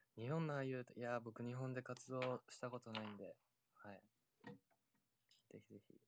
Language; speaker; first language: Japanese; native; Japanese